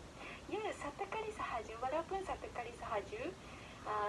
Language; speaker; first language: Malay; non-native, fluent; Japanese